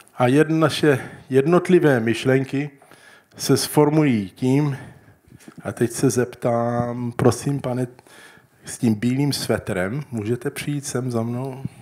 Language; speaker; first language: Czech; early bilingual, heritage; Czech